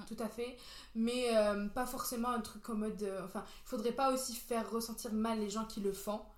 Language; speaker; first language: French; non-native, local second language; Kabyle